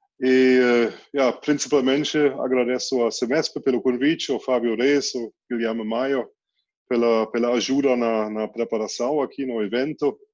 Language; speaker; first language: Portuguese; non-native, fluent; German